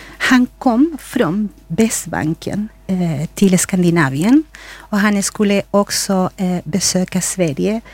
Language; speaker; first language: Swedish; non-native, fluent; Spanish